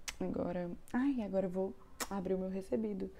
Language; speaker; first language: Portuguese; native; Portuguese